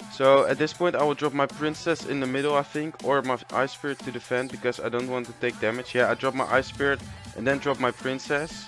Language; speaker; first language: English; non-native, fluent; Dutch